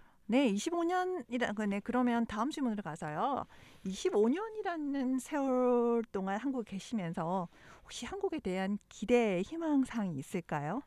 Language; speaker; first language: Korean; native; Korean